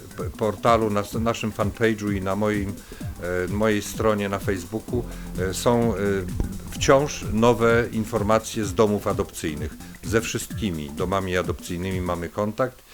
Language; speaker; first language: Polish; native; Polish